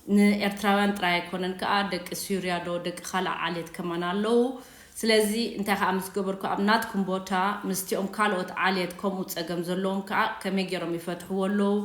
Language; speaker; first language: Tigrinya; native; Tigrinya